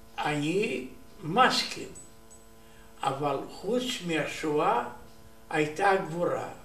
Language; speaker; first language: Hebrew; non-native, learner; Romanian